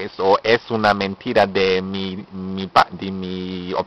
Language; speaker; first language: Spanish; non-native, learner; French